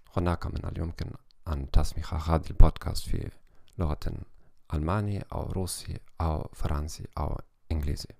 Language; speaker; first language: Arabic; non-native, learner; German